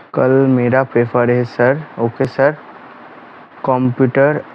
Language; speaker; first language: Hindi; non-native, local second language; Bangla